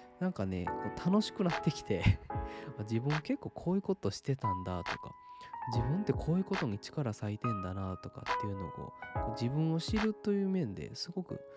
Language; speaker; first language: Japanese; native; Japanese